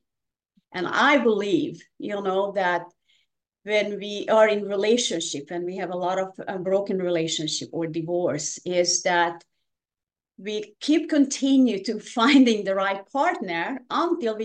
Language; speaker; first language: English; non-native, fluent; Hungarian